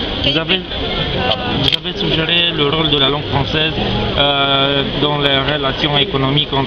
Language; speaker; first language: French; non-native, local second language; Romanian